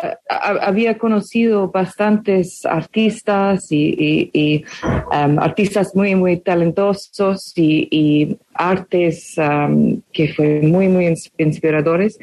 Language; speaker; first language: Spanish; non-native, fluent; English